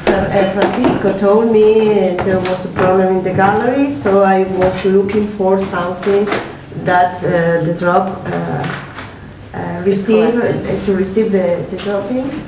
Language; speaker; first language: English; non-native, learner; Spanish